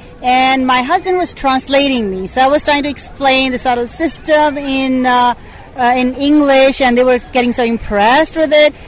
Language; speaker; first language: English; non-native, local second language; Hindi